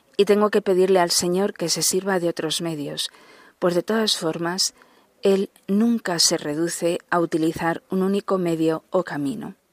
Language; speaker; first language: Spanish; native; Spanish